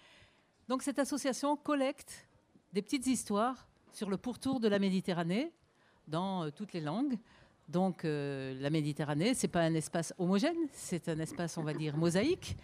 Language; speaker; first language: French; native; French